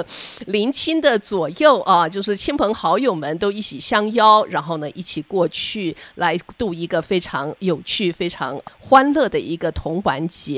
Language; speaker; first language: Chinese; native; Chinese